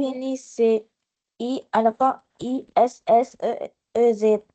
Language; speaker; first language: French; non-native, local second language; Arabic